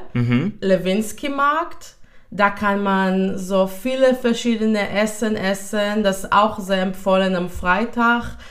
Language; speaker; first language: German; non-native, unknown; Hebrew